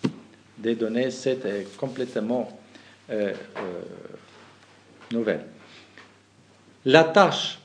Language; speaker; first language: French; non-native, fluent; German